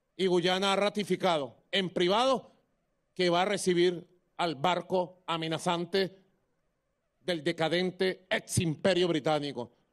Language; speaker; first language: Spanish; native; Spanish